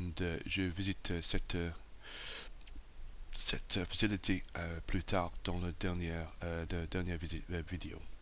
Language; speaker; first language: French; non-native, learner; English